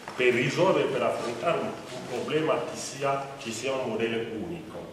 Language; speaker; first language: Italian; non-native, fluent; French